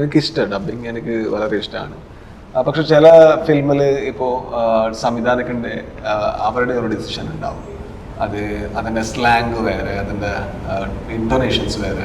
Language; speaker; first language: Malayalam; non-native, learner; Kannada